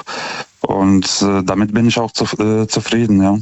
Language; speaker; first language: German; non-native, fluent; Lithuanian